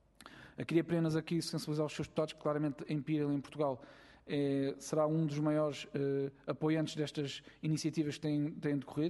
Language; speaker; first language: Portuguese; native; Portuguese